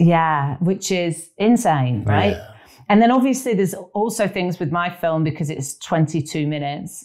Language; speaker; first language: English; native; English